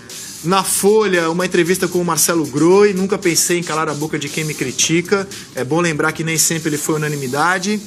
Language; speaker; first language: Portuguese; native; Portuguese